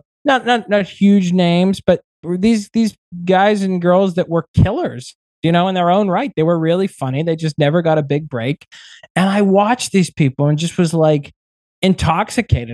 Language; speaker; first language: English; native; English